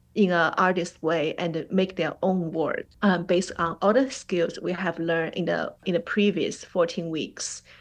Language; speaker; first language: English; non-native, fluent; Chinese